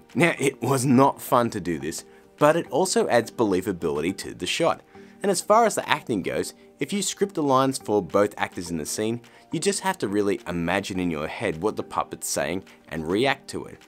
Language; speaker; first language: English; native; English